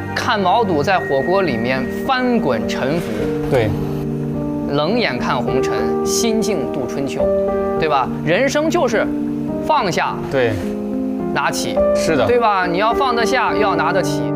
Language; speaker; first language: Chinese; native; Chinese